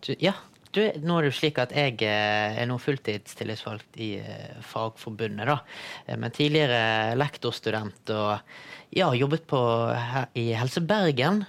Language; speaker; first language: Norwegian; early bilingual, other home language; Tamil